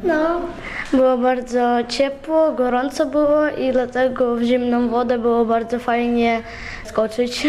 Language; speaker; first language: Polish; early bilingual, other home language; Ukrainian